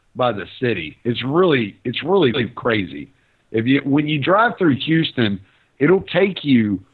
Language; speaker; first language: English; native; English